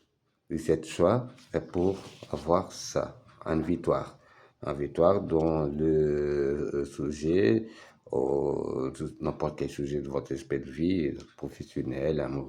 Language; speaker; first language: French; non-native, fluent; Portuguese